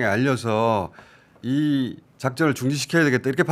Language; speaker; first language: Korean; native; Korean